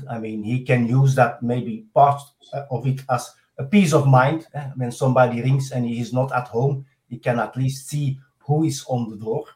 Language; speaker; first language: English; non-native, fluent; Dutch